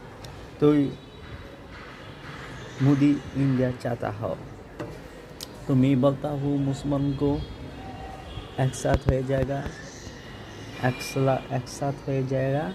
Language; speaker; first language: Hindi; non-native, learner; Bangla